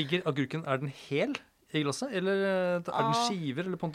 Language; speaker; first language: Norwegian; native; Norwegian